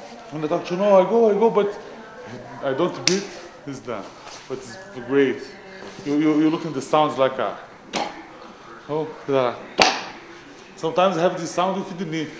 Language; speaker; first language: English; non-native, learner; Portuguese